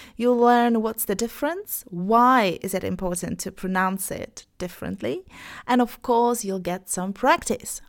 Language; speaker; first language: English; non-native, fluent; Polish